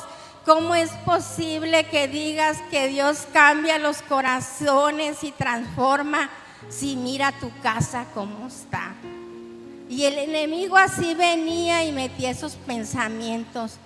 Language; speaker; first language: Spanish; native; Spanish